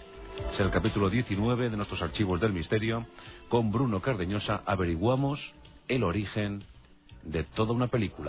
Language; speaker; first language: Spanish; native; Spanish